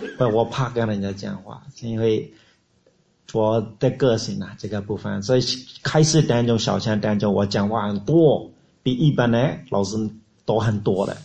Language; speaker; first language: Chinese; non-native, learner; Burmese